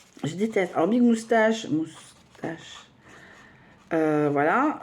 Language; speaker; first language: French; native; French